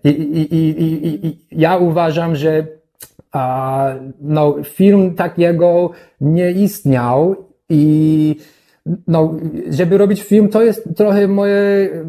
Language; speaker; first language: Polish; non-native, learner; English